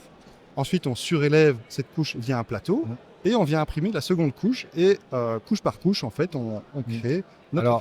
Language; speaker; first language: French; native; French